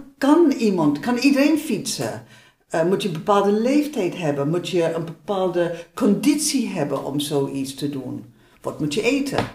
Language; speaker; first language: Dutch; non-native, fluent; English